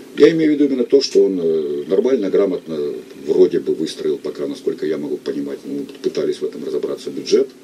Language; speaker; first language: Russian; native; Russian